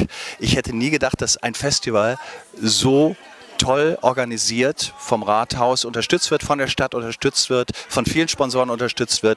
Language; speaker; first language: German; native; German